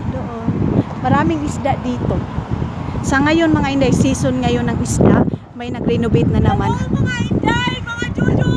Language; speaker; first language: Filipino; non-native, local second language; Cebuano